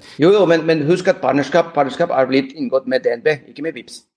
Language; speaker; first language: Norwegian; non-native, fluent; Spanish